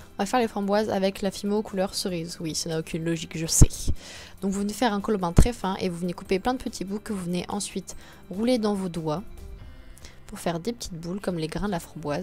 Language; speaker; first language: French; native; French